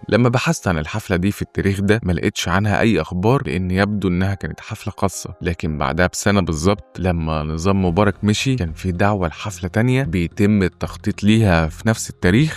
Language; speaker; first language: Arabic; native; Arabic